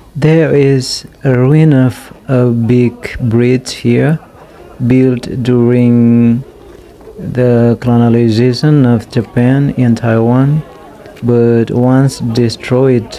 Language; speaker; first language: English; non-native, fluent; Indonesian